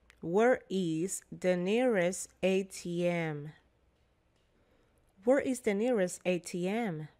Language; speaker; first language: English; non-native, fluent; Spanish